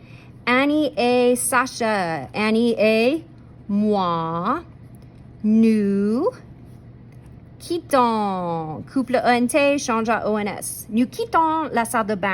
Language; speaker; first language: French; non-native, fluent; English